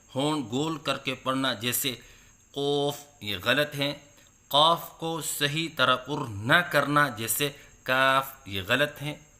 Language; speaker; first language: Urdu; native; Urdu